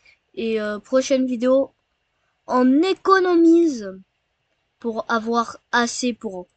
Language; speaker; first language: French; native; French